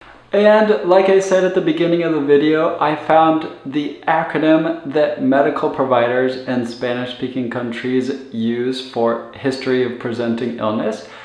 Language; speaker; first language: English; native; English